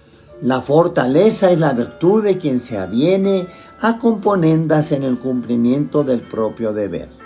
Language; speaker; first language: Spanish; native; Spanish